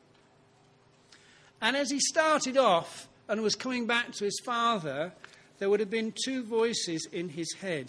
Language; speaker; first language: English; native; English